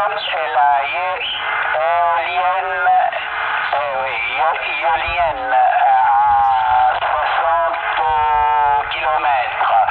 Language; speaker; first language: French; early bilingual, heritage; Italian